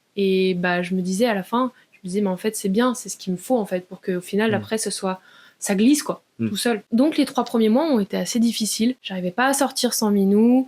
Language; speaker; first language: French; native; French